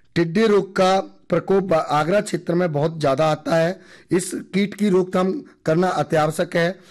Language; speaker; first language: Hindi; native; Hindi